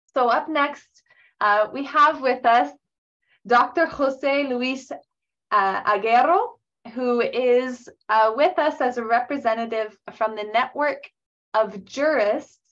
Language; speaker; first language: English; native; English